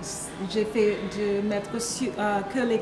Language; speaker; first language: French; non-native, learner; English